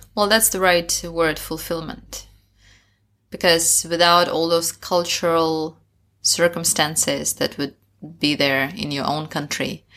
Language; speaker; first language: English; non-native, fluent; Russian